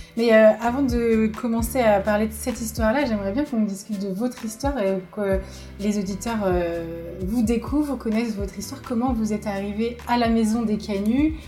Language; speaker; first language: French; native; French